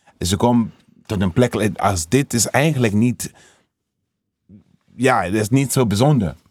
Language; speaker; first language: Dutch; non-native, learner; English